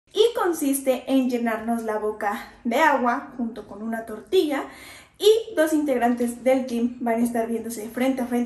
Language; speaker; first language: Spanish; native; Spanish